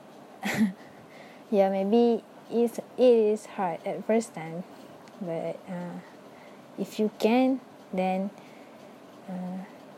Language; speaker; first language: English; non-native, local second language; Malay